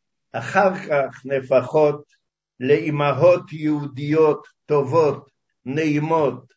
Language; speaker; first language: Hebrew; early bilingual, other home language; Hungarian